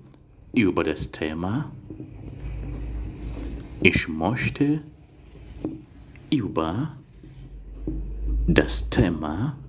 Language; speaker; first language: German; non-native, fluent; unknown